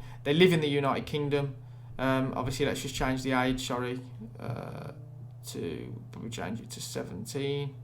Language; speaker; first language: English; native; English